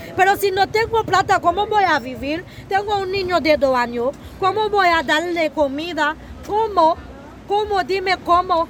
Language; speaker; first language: Spanish; non-native, learner; Haitian Creole